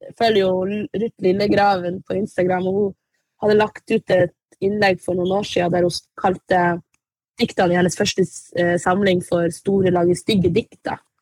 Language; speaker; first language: Norwegian; early bilingual, other home language; Arabic